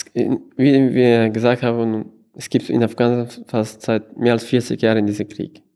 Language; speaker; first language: German; non-native, learner; Persian